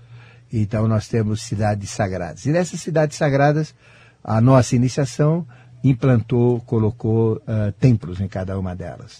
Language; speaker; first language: Portuguese; native; Portuguese